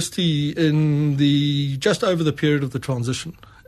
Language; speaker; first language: English; native; English